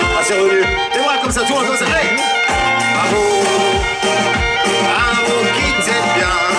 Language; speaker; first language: French; native; French